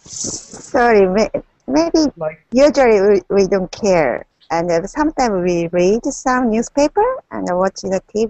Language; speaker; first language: English; non-native, learner; Japanese